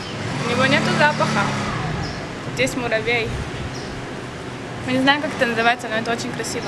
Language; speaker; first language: Russian; early bilingual, heritage; Russian